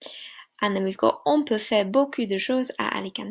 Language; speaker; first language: French; non-native, fluent; English